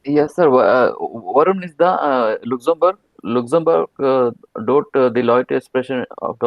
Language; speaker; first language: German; non-native, learner; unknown